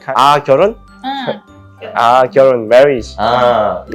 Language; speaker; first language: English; non-native, learner; Korean